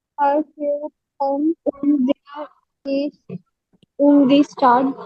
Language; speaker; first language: German; non-native, learner; Hindi